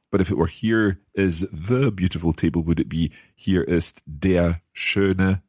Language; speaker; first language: German; non-native, learner; English